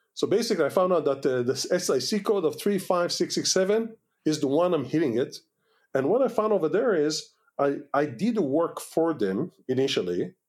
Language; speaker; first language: English; non-native, fluent; Hebrew